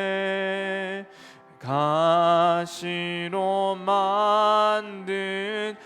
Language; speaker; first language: Korean; native; Korean